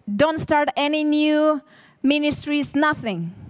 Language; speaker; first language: English; non-native, fluent; Ukrainian